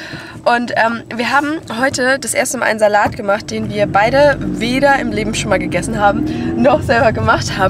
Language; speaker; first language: German; native; German